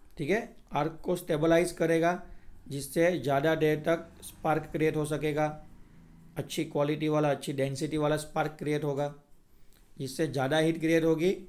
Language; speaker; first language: Hindi; non-native, local second language; Gujarati